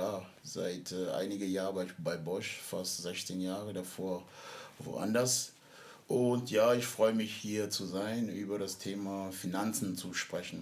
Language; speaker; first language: German; non-native, fluent; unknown